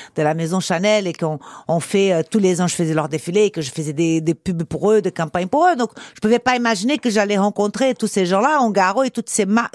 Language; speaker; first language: French; non-native, fluent; Portuguese